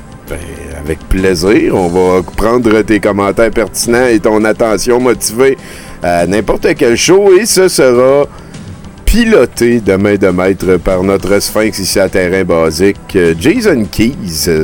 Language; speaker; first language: French; native; French